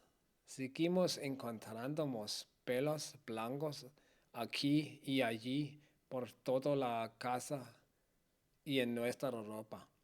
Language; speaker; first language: Spanish; non-native, learner; Danish